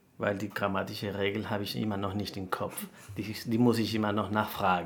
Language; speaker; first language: German; non-native, fluent; Spanish